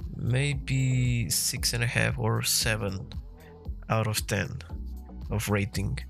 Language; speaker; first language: English; non-native, fluent; Slovenian